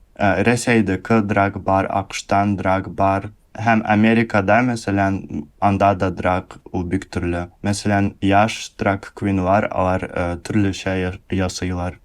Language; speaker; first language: Tatar; early bilingual, heritage; Russian